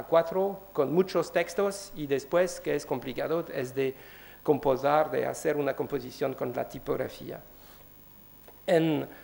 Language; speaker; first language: Spanish; non-native, learner; French